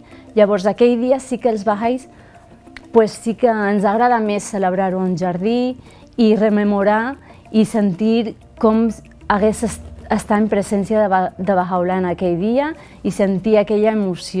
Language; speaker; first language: Catalan; early bilingual, other home language; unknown